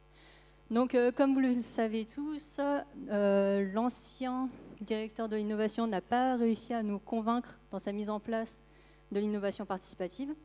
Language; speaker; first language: French; native; French